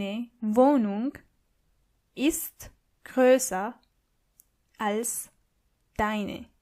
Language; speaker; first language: German; non-native, fluent; English